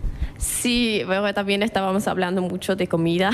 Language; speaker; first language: Spanish; non-native, fluent; German